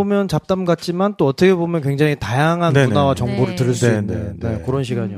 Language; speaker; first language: Korean; native; Korean